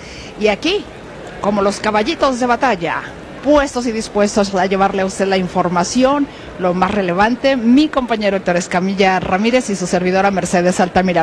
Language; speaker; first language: Spanish; native; Spanish